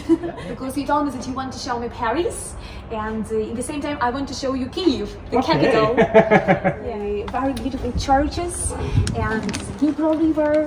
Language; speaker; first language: English; non-native, fluent; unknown